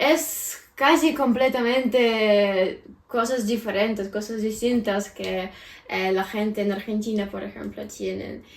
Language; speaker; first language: Spanish; non-native, fluent; Ukrainian